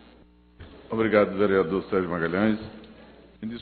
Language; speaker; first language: Portuguese; native; Portuguese